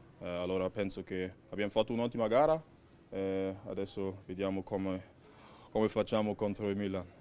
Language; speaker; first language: Italian; non-native, learner; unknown